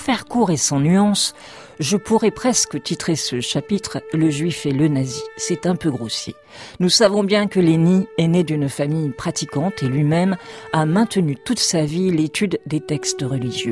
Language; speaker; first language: French; native; French